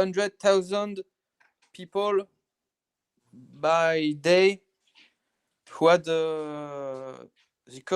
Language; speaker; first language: English; non-native, learner; French